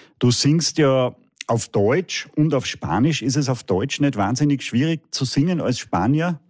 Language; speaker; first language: German; native; German